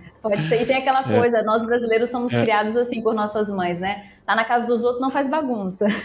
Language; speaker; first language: Portuguese; native; Portuguese